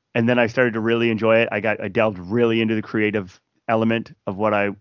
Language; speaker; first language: English; native; English